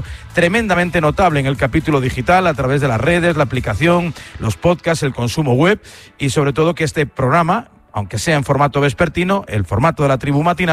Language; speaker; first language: Spanish; native; Spanish